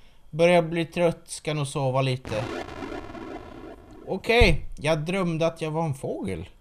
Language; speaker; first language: Swedish; native; Swedish